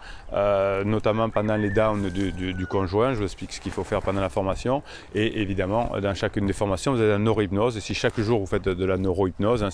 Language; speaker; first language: French; native; French